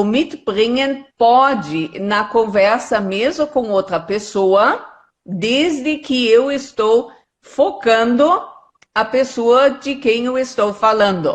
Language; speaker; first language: Portuguese; non-native, fluent; German